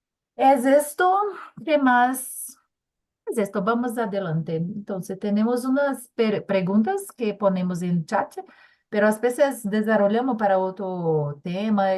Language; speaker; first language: Spanish; non-native, learner; Portuguese